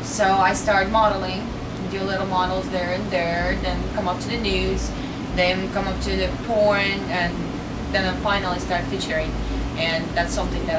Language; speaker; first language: English; non-native, fluent; Kazakh